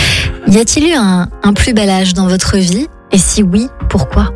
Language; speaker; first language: French; native; French